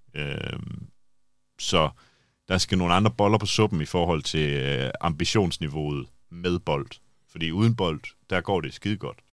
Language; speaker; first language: Danish; native; Danish